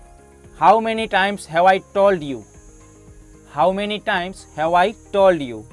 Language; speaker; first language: English; non-native, fluent; Hindi